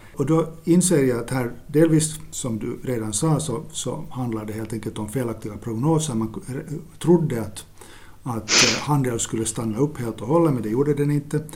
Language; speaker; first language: Swedish; native; Swedish